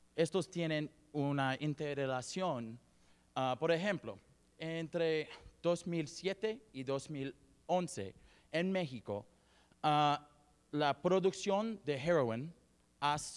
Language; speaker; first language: Spanish; non-native, learner; English